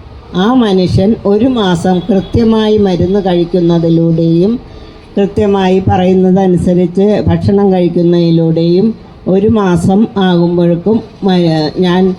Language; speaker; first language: Malayalam; native; Malayalam